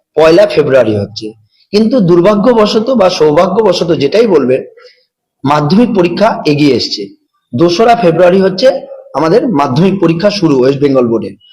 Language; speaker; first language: Bangla; native; Bangla